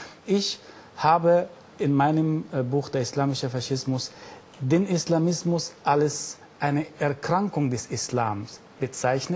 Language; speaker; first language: German; non-native, fluent; Arabic